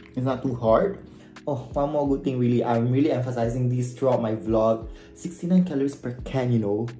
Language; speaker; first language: English; non-native, local second language; Pampanga